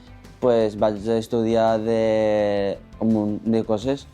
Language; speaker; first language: Catalan; non-native, local second language; Spanish